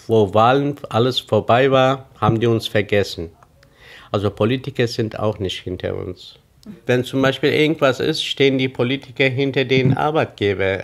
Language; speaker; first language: German; non-native, fluent; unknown